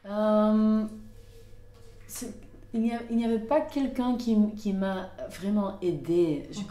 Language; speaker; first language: French; non-native, local second language; Dutch